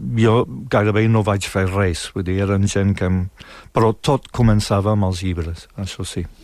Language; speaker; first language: Catalan; non-native, fluent; English